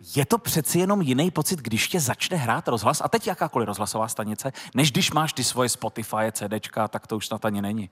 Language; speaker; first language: Czech; native; Czech